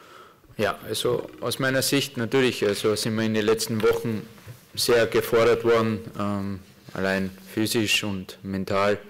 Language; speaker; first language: German; native; German